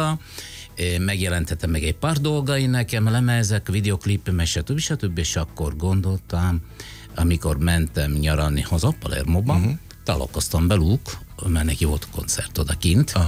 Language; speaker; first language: Hungarian; non-native, fluent; Italian